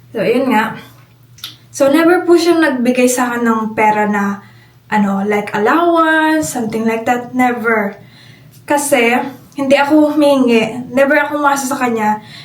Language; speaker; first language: Filipino; native; Filipino